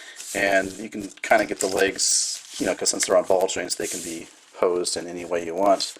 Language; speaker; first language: English; native; English